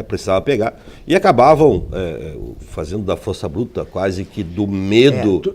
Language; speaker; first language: Portuguese; native; Portuguese